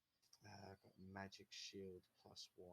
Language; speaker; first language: English; native; English